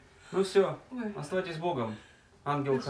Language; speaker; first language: Russian; native; Russian